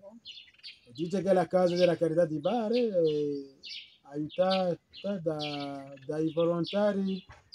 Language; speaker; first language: Italian; non-native, fluent; Kinyarwanda